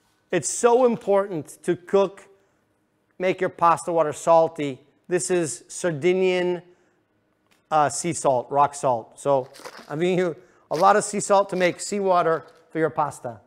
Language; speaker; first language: English; native; English